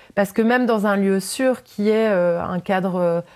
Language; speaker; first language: French; native; French